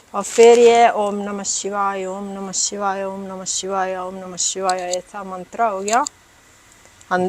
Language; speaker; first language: Hindi; non-native, learner; Italian